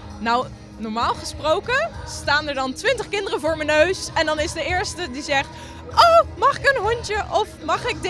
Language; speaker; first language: Dutch; native; Dutch